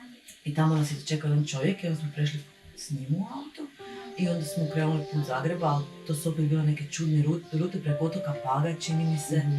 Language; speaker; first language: Bosnian; native; Bosnian